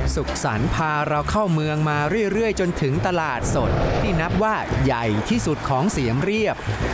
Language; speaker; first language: Thai; native; Thai